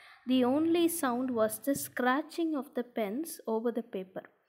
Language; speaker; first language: English; non-native, local second language; Tamil